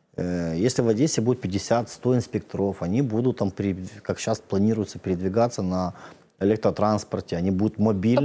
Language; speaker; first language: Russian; native; Russian